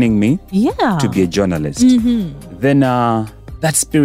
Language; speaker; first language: English; non-native, local second language; Ganda